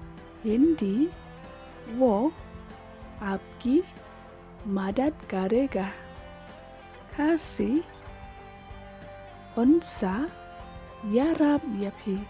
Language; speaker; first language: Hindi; non-native, local second language; Khasi